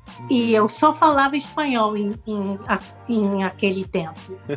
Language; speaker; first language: Portuguese; non-native, local second language; Spanish